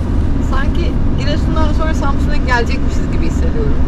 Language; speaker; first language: Turkish; native; Turkish